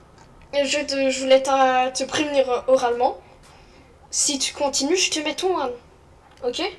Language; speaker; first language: French; native; French